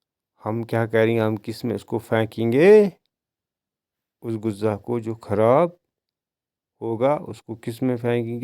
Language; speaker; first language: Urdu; non-native, local second language; Kashmiri